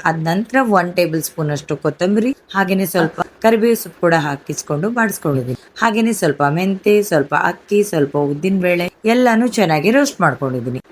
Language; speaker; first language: Kannada; non-native, local second language; Tulu